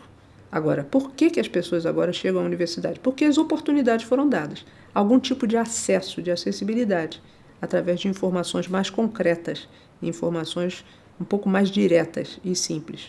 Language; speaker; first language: Portuguese; native; Portuguese